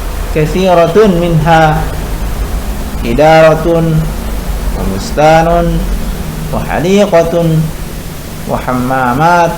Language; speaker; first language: Arabic; non-native, fluent; Indonesian